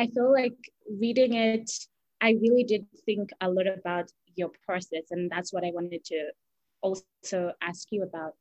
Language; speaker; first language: English; non-native, local second language; Ganda